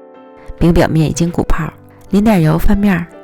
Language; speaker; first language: Chinese; native; Chinese